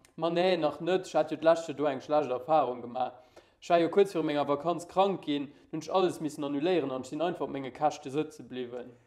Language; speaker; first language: Luxembourgish; native; Luxembourgish